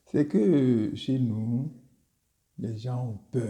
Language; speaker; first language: French; non-native, local second language; Fon